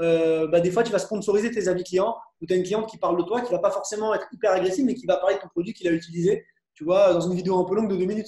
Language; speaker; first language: French; native; French